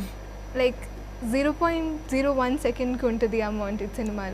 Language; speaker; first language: Telugu; non-native, fluent; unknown